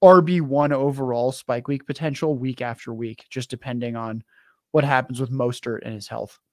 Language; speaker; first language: English; native; English